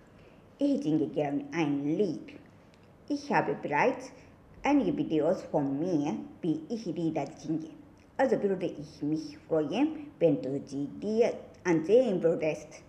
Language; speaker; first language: German; non-native, learner; Japanese